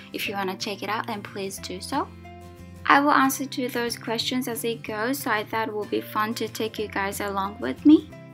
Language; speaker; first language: English; non-native, fluent; Japanese